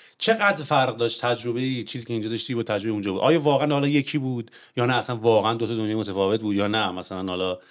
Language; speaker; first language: Persian; native; Persian